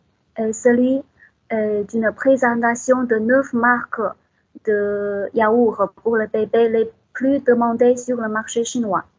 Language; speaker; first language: French; non-native, fluent; Chinese